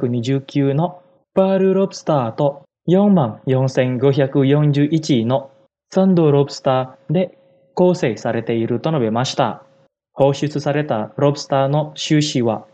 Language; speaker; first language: Japanese; non-native, fluent; Indonesian